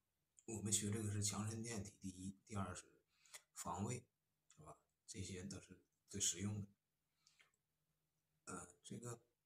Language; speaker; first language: Chinese; native; Chinese